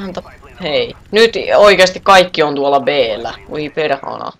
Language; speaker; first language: Finnish; native; Finnish